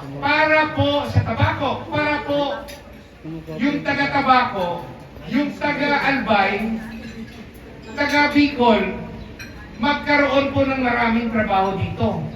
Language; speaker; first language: Filipino; non-native, local second language; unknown